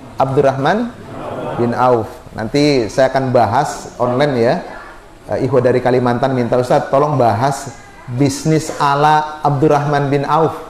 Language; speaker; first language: Indonesian; native; Indonesian